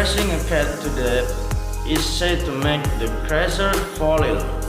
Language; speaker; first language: English; non-native, learner; Indonesian